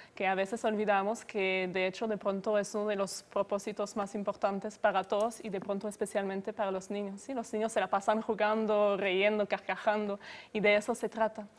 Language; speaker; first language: Spanish; non-native, fluent; French